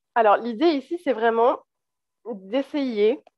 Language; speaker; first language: French; native; French